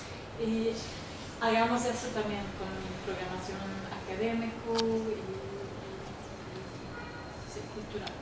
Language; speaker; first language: Spanish; non-native, learner; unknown